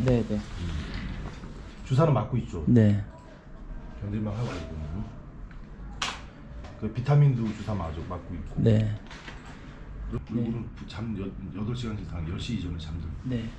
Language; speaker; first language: Korean; native; Korean